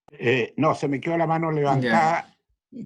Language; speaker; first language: Spanish; native; Spanish